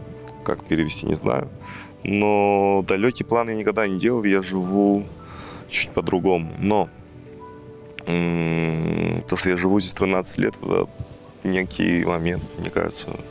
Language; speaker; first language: Russian; non-native, fluent; Greek